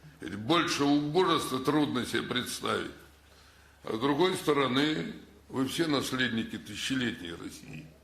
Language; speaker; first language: Russian; native; Russian